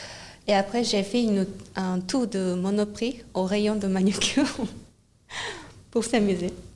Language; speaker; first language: French; non-native, fluent; Japanese